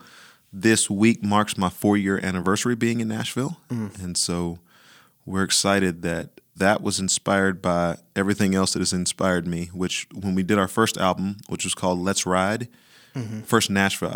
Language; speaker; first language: English; native; English